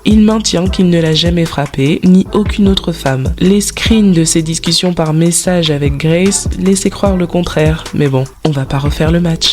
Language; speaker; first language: French; native; French